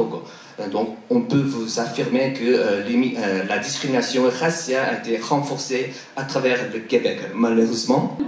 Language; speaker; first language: French; non-native, fluent; Korean